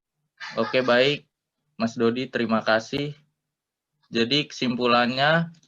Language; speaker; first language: Indonesian; native; Indonesian